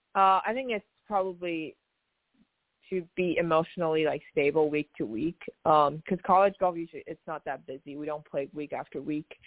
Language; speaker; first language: English; non-native, fluent; Chinese